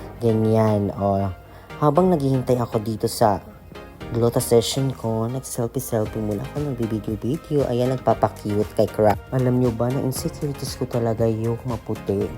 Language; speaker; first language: Filipino; non-native, local second language; Cebuano